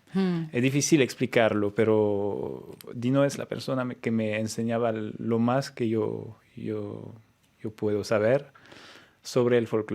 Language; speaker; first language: Spanish; non-native, fluent; French